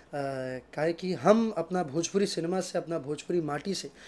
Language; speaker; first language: Hindi; native; Hindi